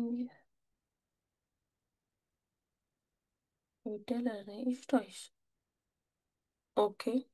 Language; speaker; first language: German; non-native, fluent; Marathi